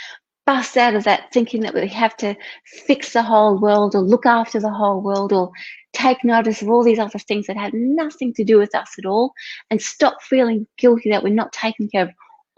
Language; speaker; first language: English; native; English